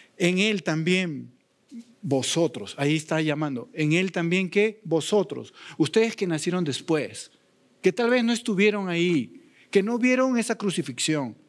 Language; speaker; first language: Spanish; native; Spanish